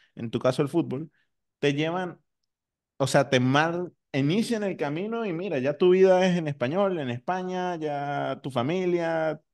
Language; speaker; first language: Spanish; native; Spanish